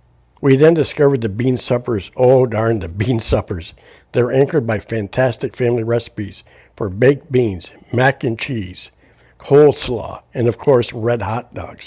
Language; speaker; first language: English; native; English